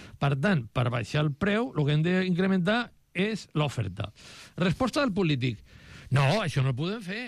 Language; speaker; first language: Catalan; non-native, local second language; Spanish